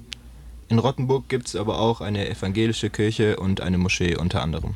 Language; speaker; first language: German; native; German